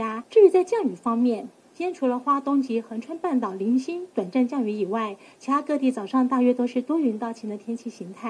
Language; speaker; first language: Chinese; native; Chinese